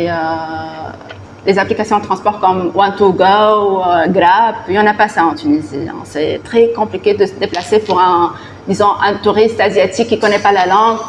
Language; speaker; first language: French; non-native, local second language; Arabic